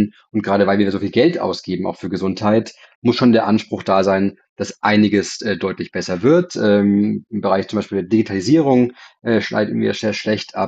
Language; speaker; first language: German; native; German